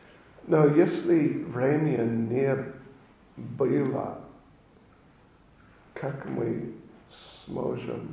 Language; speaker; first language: Russian; non-native, learner; English